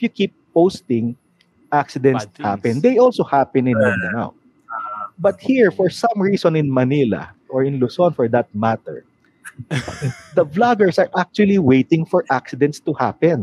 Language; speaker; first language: English; non-native, local second language; Filipino